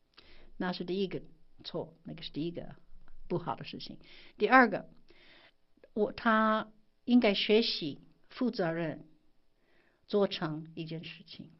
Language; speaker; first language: Chinese; non-native, fluent; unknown